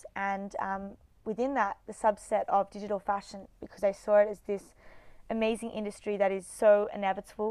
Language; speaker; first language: English; native; English